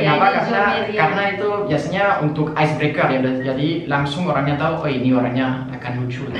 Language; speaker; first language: Indonesian; non-native, fluent; French